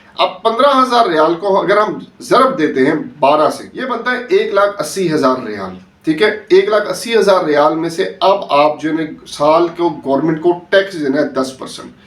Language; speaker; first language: Urdu; native; Urdu